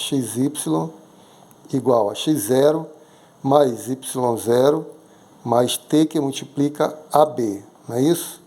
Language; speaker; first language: Portuguese; native; Portuguese